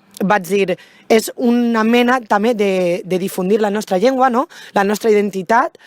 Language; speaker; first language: Catalan; native; Catalan